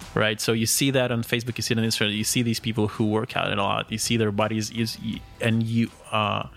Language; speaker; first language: English; early bilingual, other home language; Russian